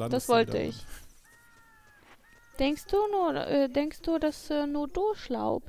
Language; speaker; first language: German; non-native, fluent; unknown